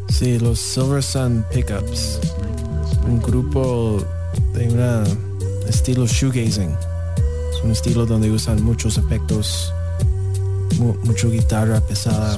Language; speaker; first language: Spanish; non-native, learner; English